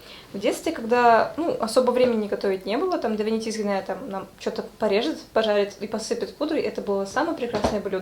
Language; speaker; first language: Russian; native; Russian